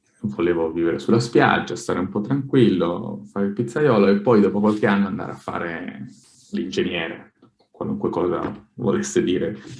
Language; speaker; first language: Italian; early bilingual, other home language; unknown